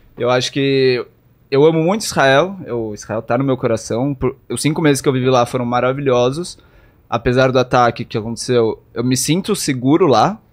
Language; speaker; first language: Portuguese; native; Portuguese